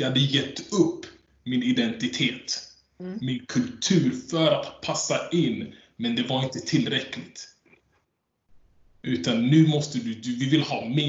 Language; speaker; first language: Swedish; early bilingual, other home language; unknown